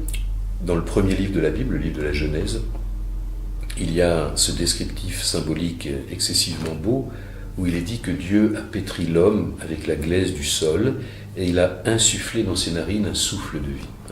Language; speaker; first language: French; native; French